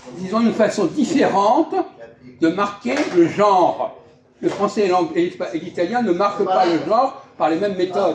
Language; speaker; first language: French; native; French